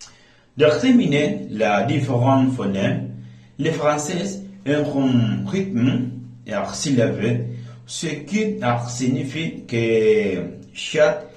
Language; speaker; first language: French; non-native, learner; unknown